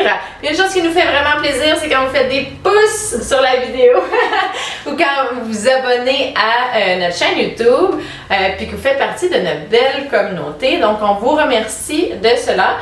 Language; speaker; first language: French; native; French